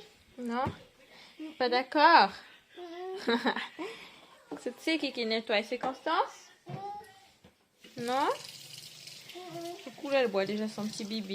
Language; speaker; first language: French; native; French